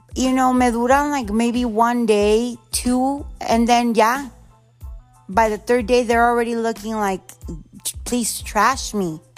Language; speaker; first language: English; early bilingual, other home language; Spanish